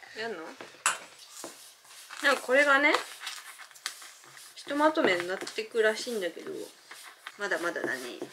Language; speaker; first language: Japanese; native; Japanese